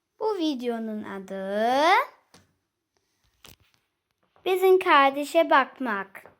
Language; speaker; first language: Turkish; early bilingual, heritage; Turkish